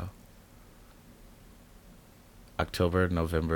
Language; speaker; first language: English; native; English